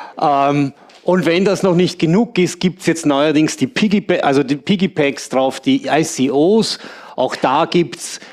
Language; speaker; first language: German; native; German